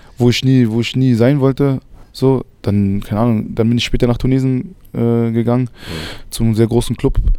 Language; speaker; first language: German; native; German